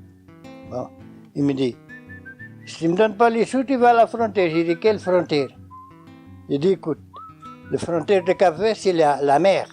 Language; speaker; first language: French; non-native, learner; Portuguese